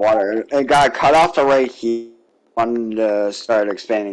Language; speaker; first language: English; native; English